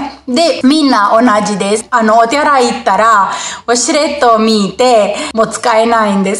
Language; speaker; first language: Japanese; non-native, fluent; Italian